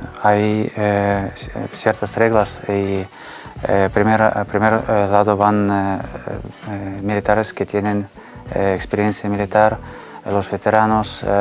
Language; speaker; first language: Spanish; non-native, fluent; Ukrainian